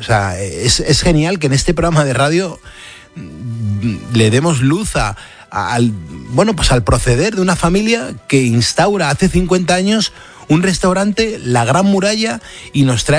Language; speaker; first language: Spanish; native; Spanish